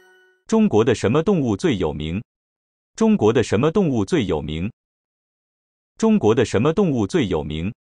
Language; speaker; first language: Chinese; non-native, learner; Japanese